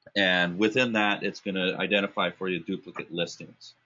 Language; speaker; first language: English; native; English